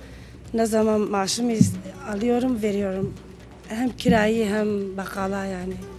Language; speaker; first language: Turkish; non-native, local second language; Kurdish